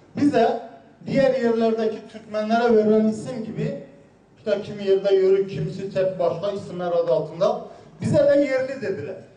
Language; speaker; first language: Turkish; native; Turkish